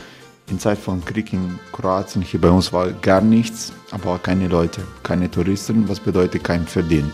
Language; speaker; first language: German; non-native, fluent; Croatian